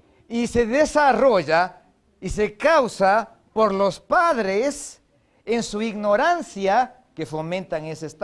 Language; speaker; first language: Spanish; native; Spanish